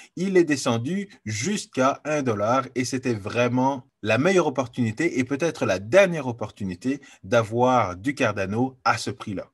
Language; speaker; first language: French; native; French